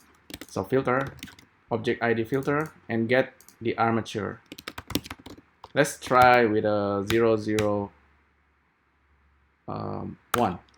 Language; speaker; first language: English; non-native, fluent; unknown